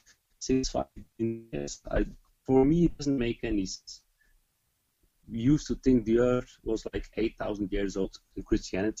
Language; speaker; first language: English; non-native, fluent; Dutch